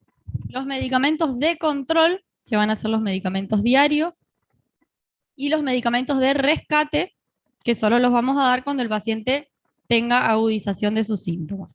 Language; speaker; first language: Spanish; native; Spanish